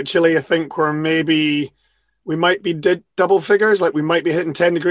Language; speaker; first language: English; native; English